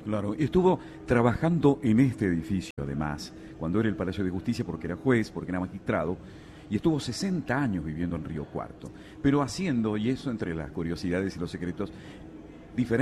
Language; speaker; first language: Spanish; native; Spanish